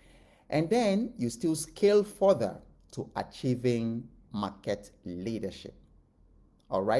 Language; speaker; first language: English; non-native, local second language; Igbo